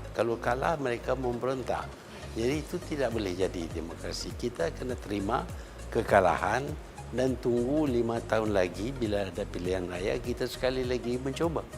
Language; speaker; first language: Malay; native; Malay